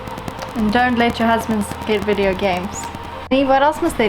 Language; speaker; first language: English; native; English